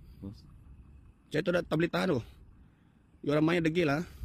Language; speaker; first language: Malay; non-native, local second language; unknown